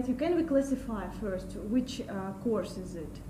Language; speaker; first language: English; non-native, fluent; Russian